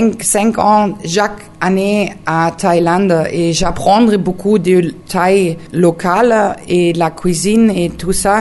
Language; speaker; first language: French; non-native, learner; German